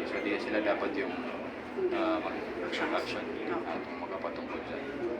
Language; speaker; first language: Filipino; native; Filipino